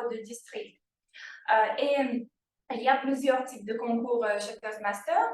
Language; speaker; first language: French; non-native, fluent; Russian